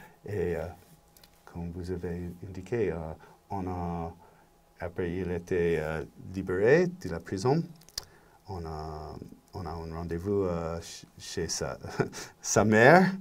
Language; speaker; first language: French; non-native, learner; English